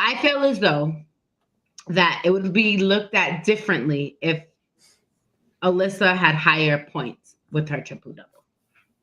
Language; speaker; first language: English; native; English